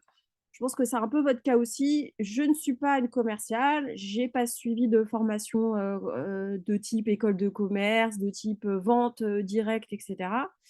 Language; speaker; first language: French; native; French